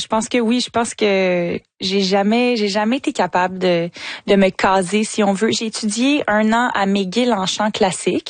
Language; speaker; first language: French; native; French